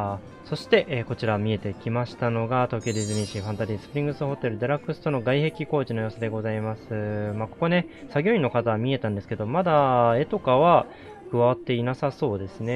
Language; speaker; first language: Japanese; native; Japanese